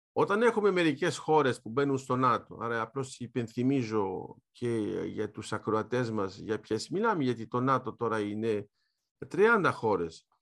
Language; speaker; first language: Greek; early bilingual, heritage; Greek